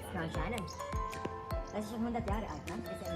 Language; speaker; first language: German; non-native, learner; Filipino